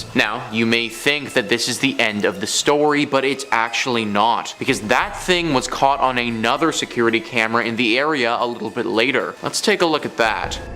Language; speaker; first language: English; native; English